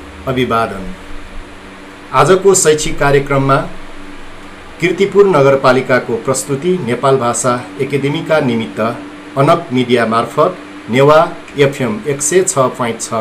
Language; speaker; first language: Nepali; non-native, local second language; Newari